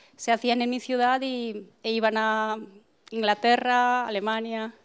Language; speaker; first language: Spanish; non-native, fluent; Romanian